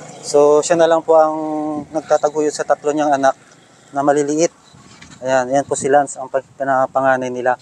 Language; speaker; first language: Filipino; non-native, local second language; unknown